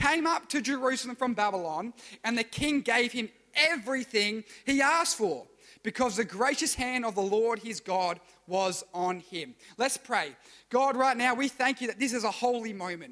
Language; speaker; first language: English; native; English